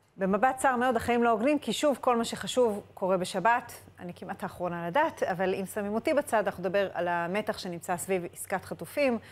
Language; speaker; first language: Hebrew; native; Hebrew